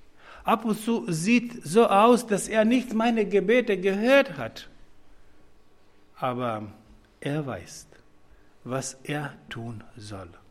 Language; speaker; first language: German; non-native, fluent; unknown